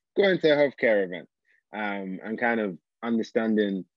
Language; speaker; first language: English; native; English